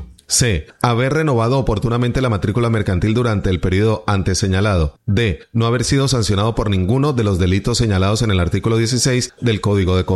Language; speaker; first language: Spanish; native; Spanish